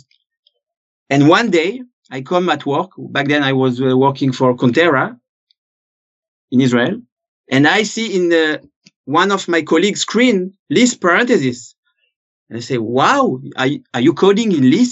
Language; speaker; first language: English; non-native, fluent; French